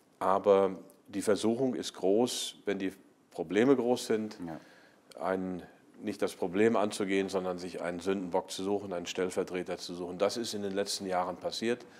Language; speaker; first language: German; native; German